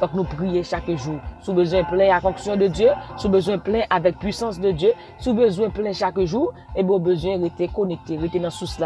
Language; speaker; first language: French; non-native, local second language; Haitian Creole